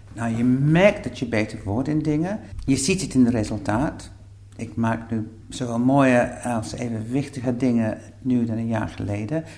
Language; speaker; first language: Dutch; non-native, fluent; English